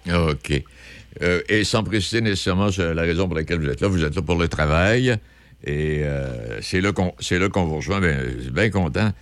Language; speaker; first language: French; native; French